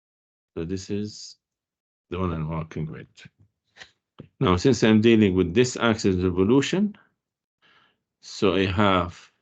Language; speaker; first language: English; non-native, fluent; Arabic